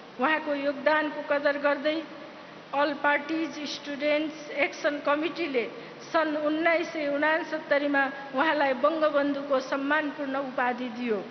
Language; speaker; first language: Nepali; native; Nepali